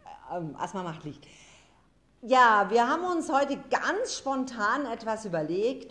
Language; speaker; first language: German; native; German